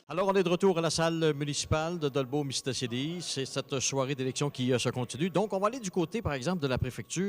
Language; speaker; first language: French; native; French